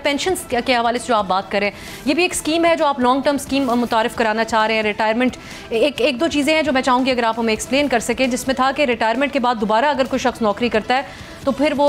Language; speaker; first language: Urdu; native; Urdu